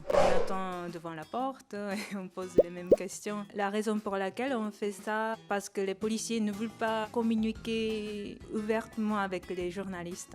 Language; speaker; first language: French; non-native, fluent; Japanese